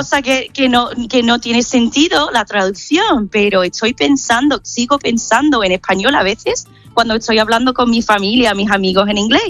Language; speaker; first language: Spanish; non-native, fluent; English